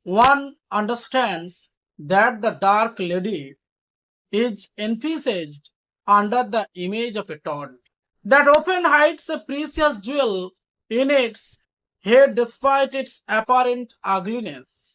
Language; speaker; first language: English; non-native, local second language; Bangla